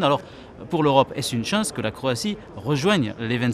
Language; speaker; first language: French; native; French